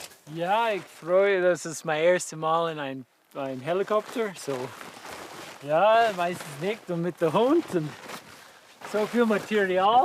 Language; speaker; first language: German; non-native, learner; English